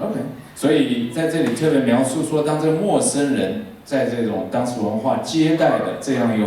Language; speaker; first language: Chinese; native; Chinese